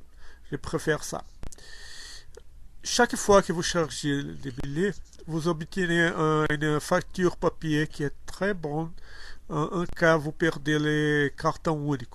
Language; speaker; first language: French; non-native, learner; Portuguese